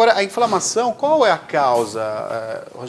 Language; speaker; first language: Portuguese; native; Portuguese